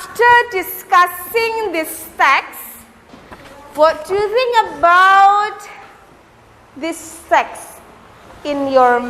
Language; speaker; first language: English; non-native, learner; Indonesian